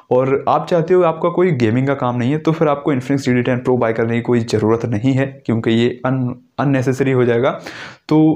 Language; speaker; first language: Hindi; native; Hindi